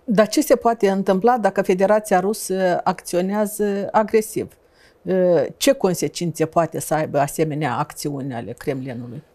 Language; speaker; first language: Romanian; native; Romanian